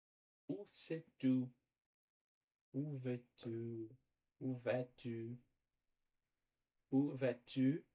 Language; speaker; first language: French; non-native, learner; Portuguese